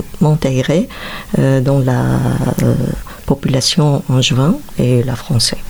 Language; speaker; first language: French; non-native, learner; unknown